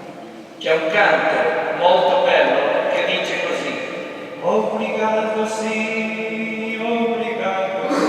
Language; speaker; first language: Italian; non-native, fluent; Portuguese